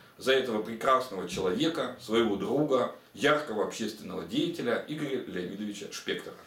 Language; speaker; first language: Russian; native; Russian